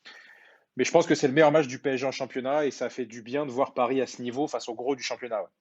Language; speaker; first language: French; native; French